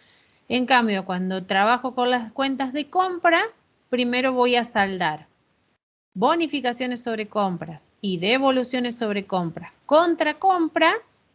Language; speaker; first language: Spanish; native; Spanish